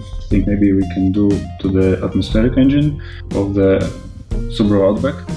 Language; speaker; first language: English; non-native, learner; Latvian